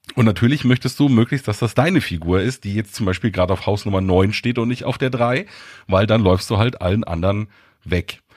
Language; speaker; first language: German; native; German